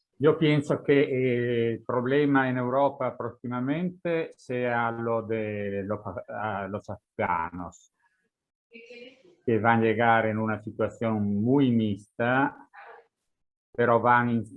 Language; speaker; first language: Spanish; non-native, fluent; Italian